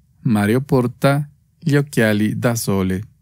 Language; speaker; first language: Italian; non-native, fluent; Spanish